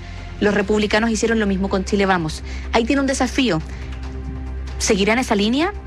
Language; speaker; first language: Spanish; native; Spanish